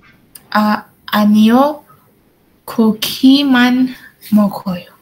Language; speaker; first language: Korean; non-native, learner; Indonesian